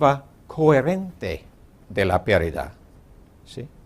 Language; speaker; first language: Spanish; non-native, learner; English